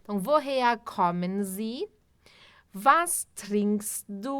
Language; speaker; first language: German; non-native, fluent; Portuguese